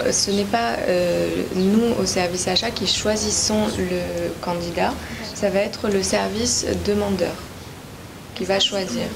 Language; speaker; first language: French; native; French